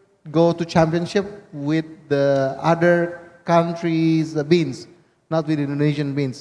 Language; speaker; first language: English; non-native, fluent; Indonesian